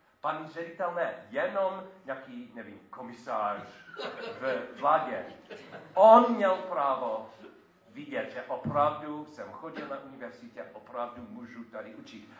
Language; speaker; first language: Czech; non-native, fluent; English